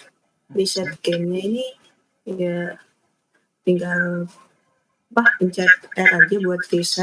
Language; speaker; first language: Indonesian; native; Indonesian